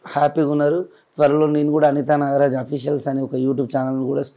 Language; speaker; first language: Telugu; native; Telugu